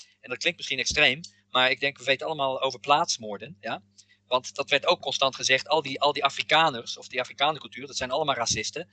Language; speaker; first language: Dutch; non-native, fluent; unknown